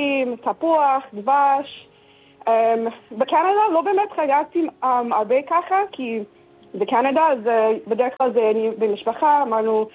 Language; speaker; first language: Hebrew; non-native, learner; English